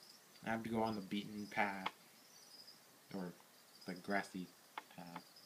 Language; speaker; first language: English; native; English